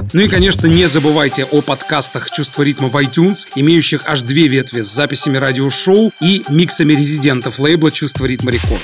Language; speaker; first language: Russian; native; Russian